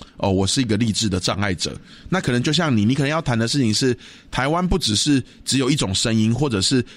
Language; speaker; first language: Chinese; native; Chinese